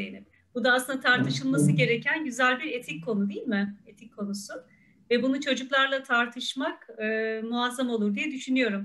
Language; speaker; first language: Turkish; native; Turkish